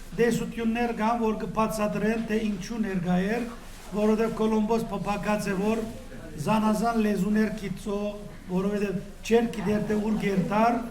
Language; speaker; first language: Armenian; native; Armenian